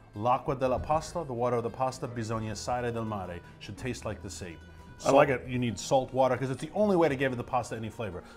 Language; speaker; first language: English; native; English